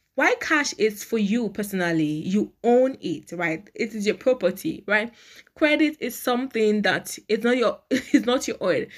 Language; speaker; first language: English; non-native, local second language; Yoruba